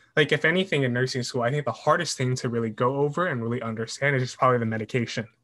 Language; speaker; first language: English; native; English